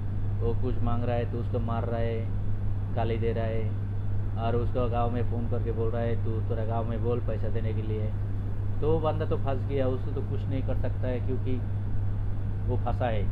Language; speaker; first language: Hindi; non-native, learner; Bangla